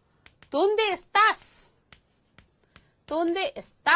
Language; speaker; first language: Spanish; non-native, fluent; Korean